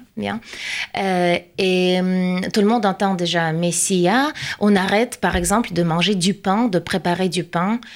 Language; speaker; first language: French; non-native, fluent; Russian